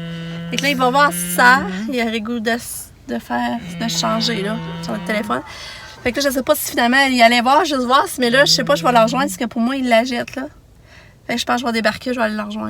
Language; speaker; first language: French; native; French